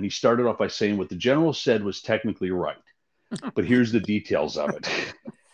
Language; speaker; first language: English; native; English